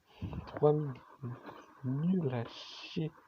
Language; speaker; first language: French; native; French